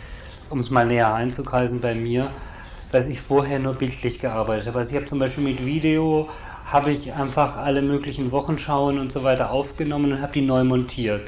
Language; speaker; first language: German; native; German